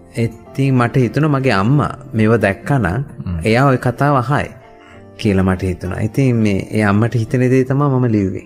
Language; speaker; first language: Sinhala; non-native, local second language; Tamil